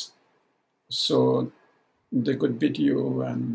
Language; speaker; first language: English; non-native, local second language; Maithili